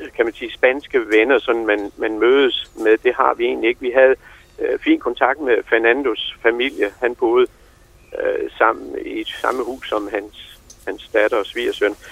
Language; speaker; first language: Danish; native; Danish